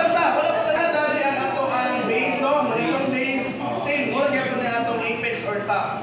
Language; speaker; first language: Cebuano; native; Cebuano